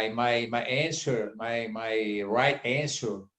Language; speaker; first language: English; non-native, learner; Portuguese